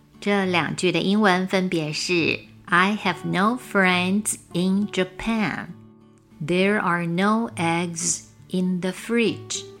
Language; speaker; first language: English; non-native, fluent; Chinese